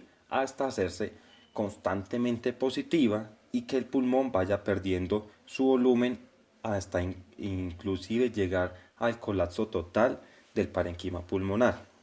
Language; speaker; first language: Spanish; native; Spanish